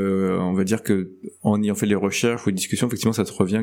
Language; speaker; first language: French; native; French